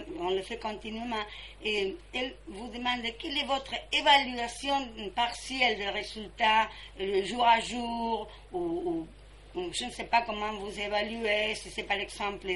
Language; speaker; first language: French; non-native, fluent; Spanish